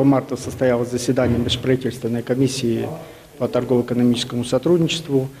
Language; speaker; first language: Russian; native; Russian